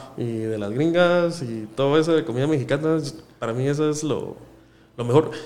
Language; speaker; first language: Spanish; native; Spanish